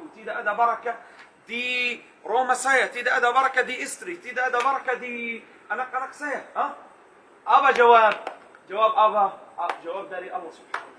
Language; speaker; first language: Indonesian; non-native, learner; Arabic